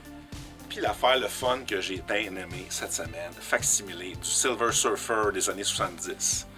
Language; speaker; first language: French; native; French